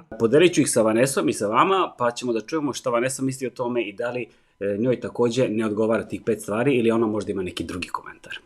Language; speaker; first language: Serbian; native; Serbian